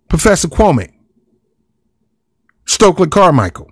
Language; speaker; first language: English; native; English